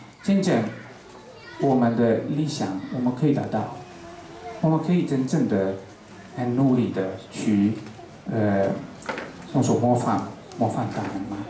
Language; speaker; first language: Chinese; non-native, fluent; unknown